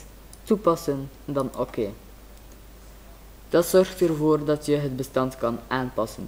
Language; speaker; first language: Dutch; native; Dutch